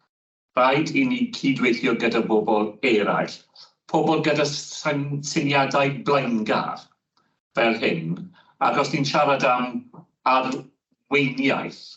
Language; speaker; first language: Welsh; non-native, fluent; English